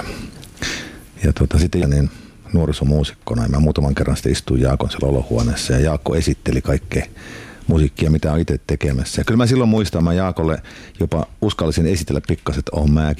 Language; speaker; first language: Finnish; native; Finnish